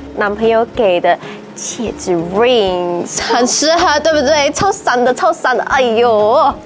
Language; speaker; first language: Chinese; non-native, fluent; Indonesian